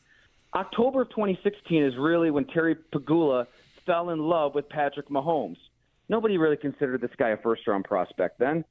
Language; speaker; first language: English; native; English